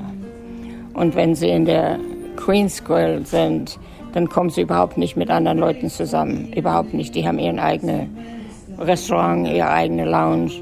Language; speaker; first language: German; native; German